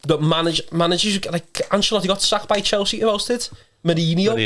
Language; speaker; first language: English; native; English